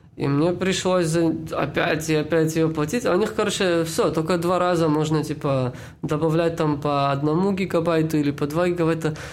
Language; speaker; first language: Russian; early bilingual, heritage; Russian